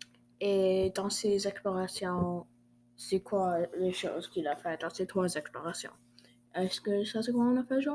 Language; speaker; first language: French; non-native, learner; English